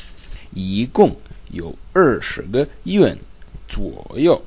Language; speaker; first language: Chinese; non-native, learner; Czech